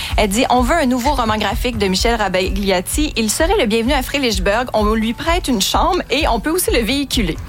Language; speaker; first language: French; native; French